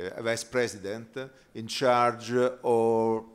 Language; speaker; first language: English; non-native, fluent; Italian